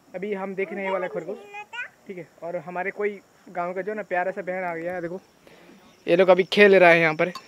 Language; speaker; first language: Hindi; non-native, local second language; Bangla